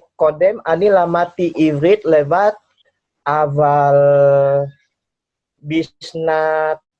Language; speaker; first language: Hebrew; non-native, learner; Indonesian